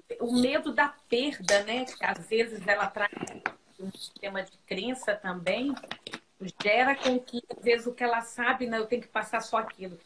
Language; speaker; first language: Portuguese; native; Portuguese